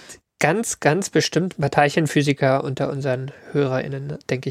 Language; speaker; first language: German; native; German